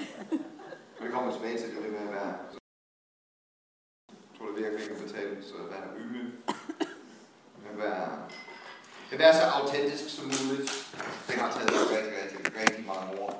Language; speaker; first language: Danish; non-native, fluent; English